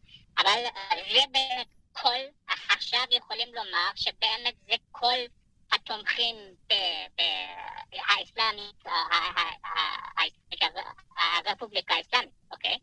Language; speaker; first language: Hebrew; non-native, fluent; Persian